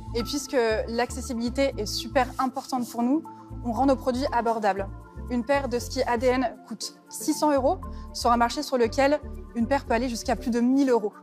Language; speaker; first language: French; native; French